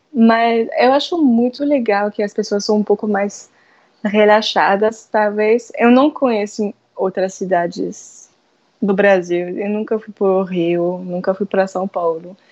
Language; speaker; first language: Portuguese; non-native, fluent; French